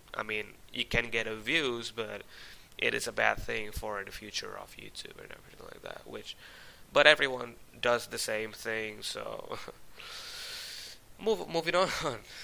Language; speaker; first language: English; non-native, fluent; Indonesian